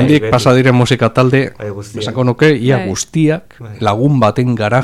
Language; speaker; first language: Basque; native; Basque